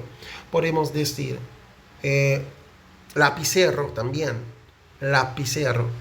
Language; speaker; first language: Spanish; non-native, fluent; Haitian Creole